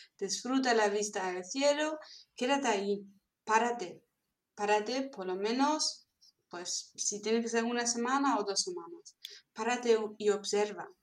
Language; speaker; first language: Spanish; non-native, fluent; German